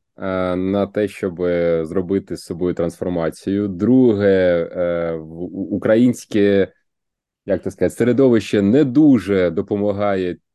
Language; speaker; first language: Ukrainian; native; Ukrainian